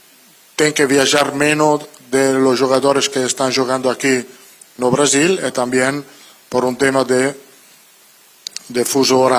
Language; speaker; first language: Portuguese; non-native, learner; Italian